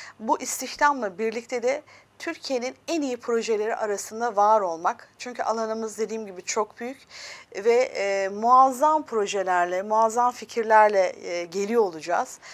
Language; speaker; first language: Turkish; early bilingual, heritage; Turkish